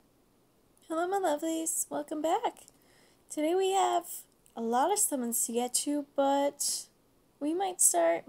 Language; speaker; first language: English; native; English